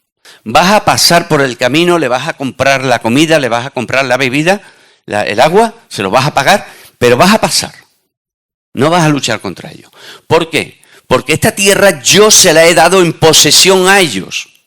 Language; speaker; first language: Spanish; native; Spanish